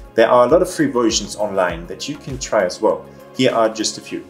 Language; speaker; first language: English; non-native, fluent; German